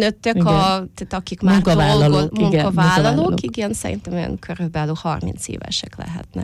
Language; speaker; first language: Hungarian; non-native, fluent; Russian